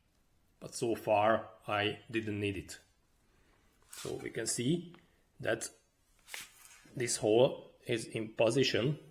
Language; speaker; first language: English; non-native, fluent; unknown